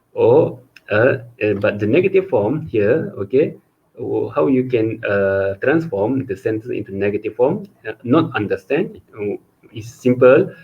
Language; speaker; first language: English; non-native, local second language; Malay